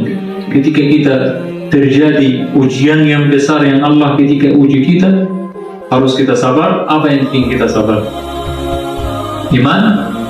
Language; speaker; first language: Indonesian; non-native, fluent; Arabic